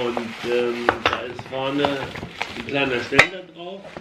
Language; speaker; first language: German; native; German